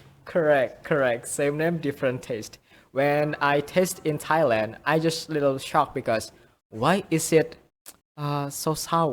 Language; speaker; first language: English; non-native, fluent; Indonesian